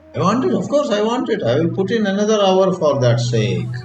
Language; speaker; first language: English; non-native, local second language; Kannada